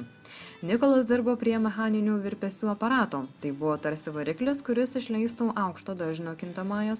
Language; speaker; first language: Lithuanian; native; Lithuanian